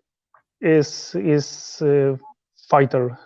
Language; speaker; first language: English; non-native, learner; Polish